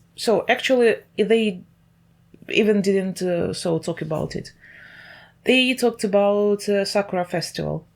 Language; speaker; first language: English; non-native, fluent; Ukrainian